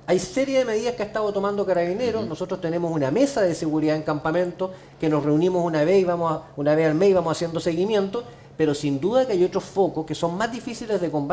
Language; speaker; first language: Spanish; native; Spanish